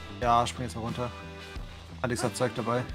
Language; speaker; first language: German; native; German